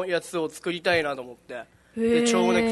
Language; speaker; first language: Japanese; native; Japanese